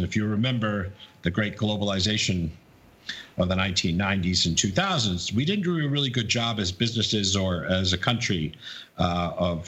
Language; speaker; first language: English; native; English